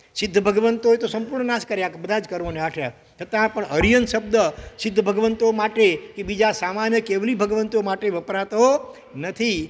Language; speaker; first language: Gujarati; native; Gujarati